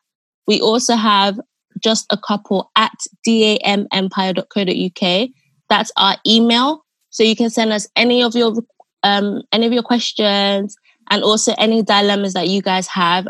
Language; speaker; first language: English; non-native, local second language; Yoruba